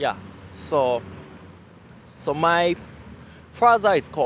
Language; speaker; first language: English; non-native, learner; Japanese